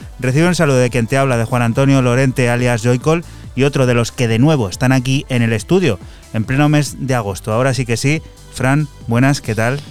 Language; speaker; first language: Spanish; native; Spanish